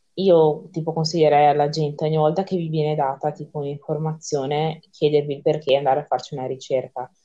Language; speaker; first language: Italian; early bilingual, other home language; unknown